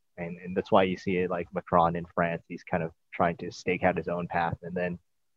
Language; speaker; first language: English; native; English